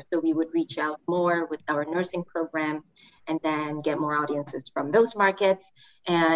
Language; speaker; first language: English; non-native, fluent; Korean